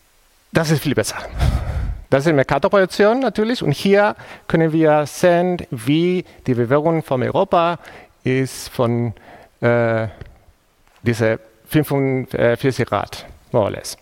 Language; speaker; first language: German; non-native, fluent; Spanish